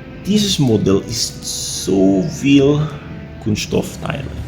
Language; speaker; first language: German; non-native, learner; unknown